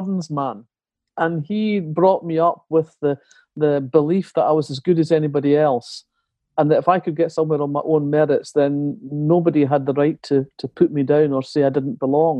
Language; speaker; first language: English; native; English